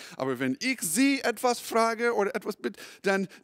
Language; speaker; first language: German; non-native, fluent; English